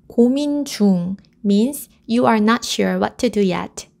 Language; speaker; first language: English; non-native, fluent; Korean